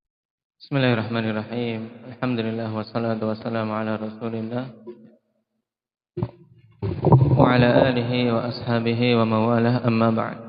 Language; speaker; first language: Arabic; non-native, fluent; Indonesian